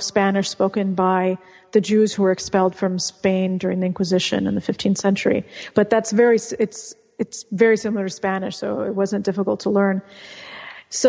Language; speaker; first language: English; early bilingual, other home language; Russian